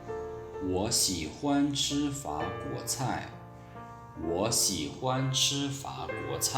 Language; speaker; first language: Chinese; non-native, fluent; Lao